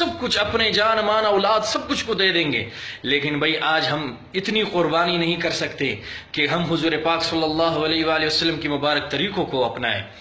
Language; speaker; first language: Urdu; non-native, local second language; Pashto